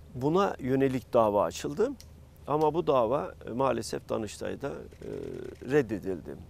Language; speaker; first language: Turkish; native; Turkish